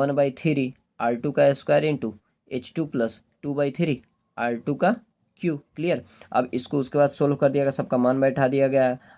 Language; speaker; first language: Hindi; native; Hindi